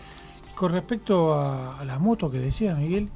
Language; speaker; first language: Spanish; native; Spanish